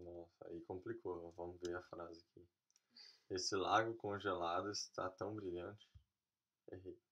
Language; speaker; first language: Portuguese; native; Portuguese